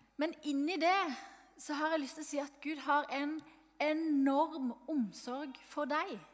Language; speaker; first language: Norwegian; native; Norwegian